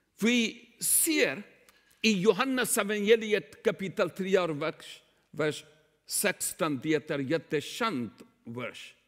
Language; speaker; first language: Swedish; non-native, learner; Urdu